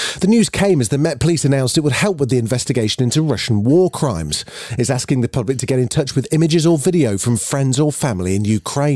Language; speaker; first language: English; native; English